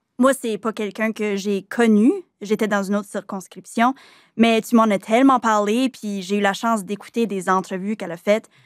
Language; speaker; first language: French; native; French